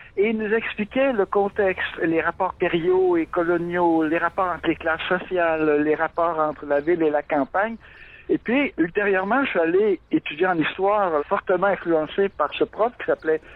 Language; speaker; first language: French; native; French